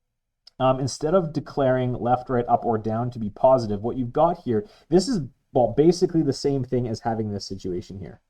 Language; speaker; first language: English; native; English